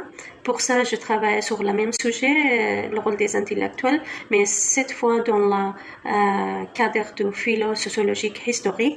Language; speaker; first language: French; non-native, fluent; Kurdish